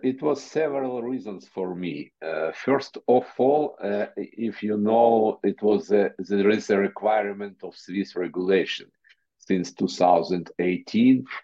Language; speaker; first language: English; non-native, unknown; Ukrainian